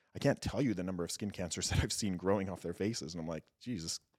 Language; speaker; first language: English; native; English